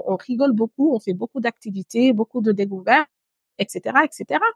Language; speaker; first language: French; native; French